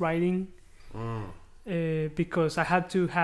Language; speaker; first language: English; non-native, fluent; Spanish